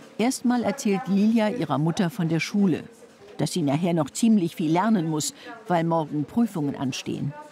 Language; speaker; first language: German; native; German